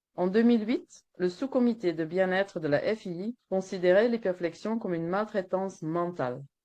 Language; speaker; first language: French; non-native, local second language; Dutch